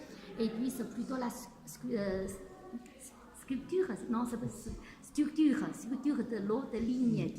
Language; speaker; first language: French; non-native, fluent; Chinese